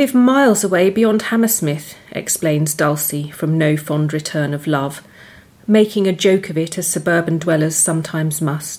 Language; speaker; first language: English; native; English